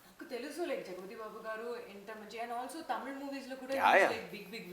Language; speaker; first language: Telugu; non-native, learner; Tamil